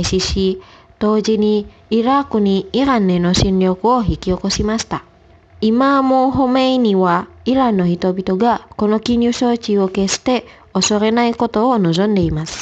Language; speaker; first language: Japanese; non-native, fluent; Indonesian